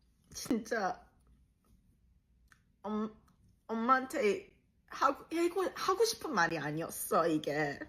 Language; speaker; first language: Korean; early bilingual, other home language; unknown